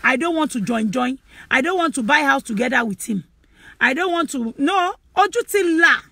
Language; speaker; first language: English; non-native, local second language; Yoruba